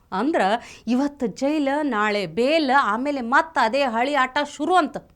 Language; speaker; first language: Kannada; native; Kannada